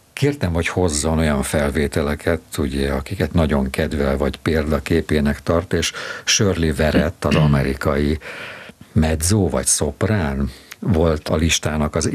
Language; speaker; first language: Hungarian; native; Hungarian